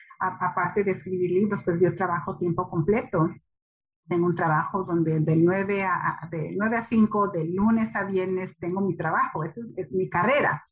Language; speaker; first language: Spanish; early bilingual, heritage; Spanish